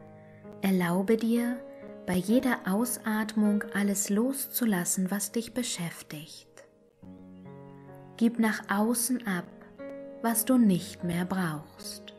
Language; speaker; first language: German; native; German